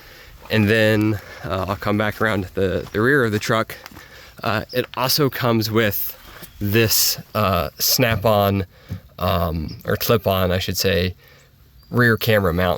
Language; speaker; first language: English; native; English